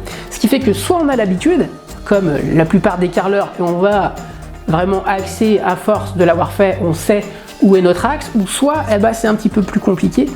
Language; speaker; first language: French; native; French